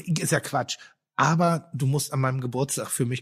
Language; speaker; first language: German; native; German